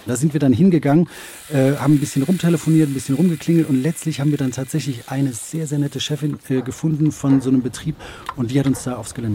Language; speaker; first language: German; native; German